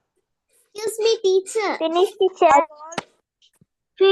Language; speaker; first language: English; non-native, learner; Tamil